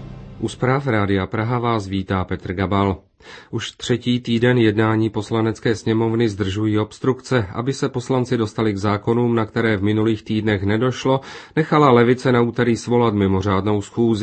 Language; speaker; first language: Czech; native; Czech